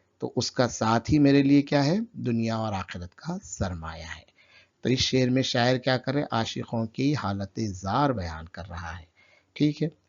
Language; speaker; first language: Urdu; native; Urdu